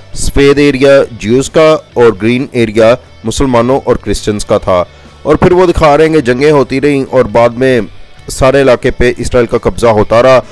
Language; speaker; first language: Urdu; non-native, local second language; Punjabi